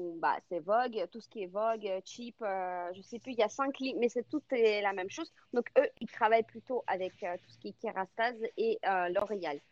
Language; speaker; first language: French; non-native, fluent; Russian